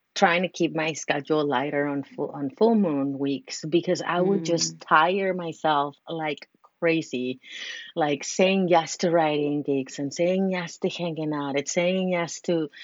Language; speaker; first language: English; non-native, fluent; Spanish